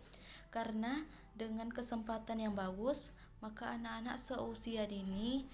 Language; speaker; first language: Indonesian; native; Indonesian